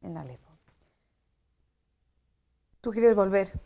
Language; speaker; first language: Spanish; native; Spanish